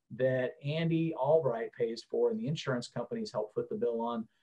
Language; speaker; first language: English; native; English